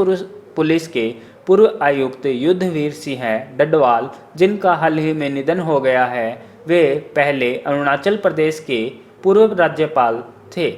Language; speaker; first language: Hindi; native; Hindi